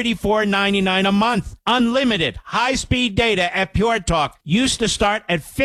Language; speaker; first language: English; native; English